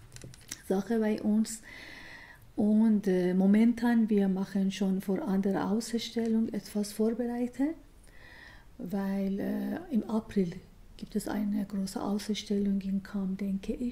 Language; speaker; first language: German; non-native, learner; Persian